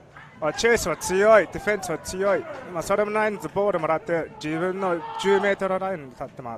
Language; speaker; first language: Japanese; non-native, learner; English